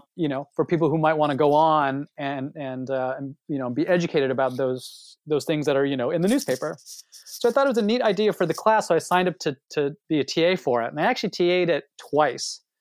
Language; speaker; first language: English; native; English